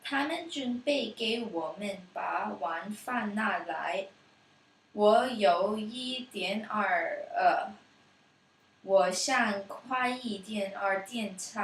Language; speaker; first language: Chinese; non-native, learner; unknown